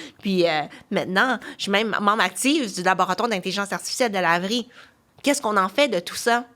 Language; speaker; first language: French; early bilingual, other home language; Chinese